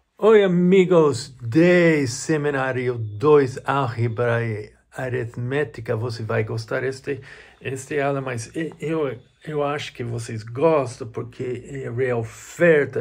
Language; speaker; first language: Portuguese; non-native, learner; English